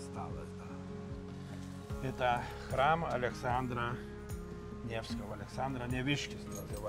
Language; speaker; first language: Russian; non-native, local second language; Lithuanian